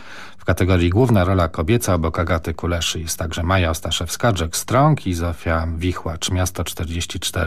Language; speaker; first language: Polish; native; Polish